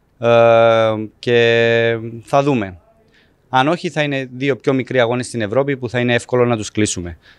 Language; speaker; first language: Greek; non-native, fluent; Serbian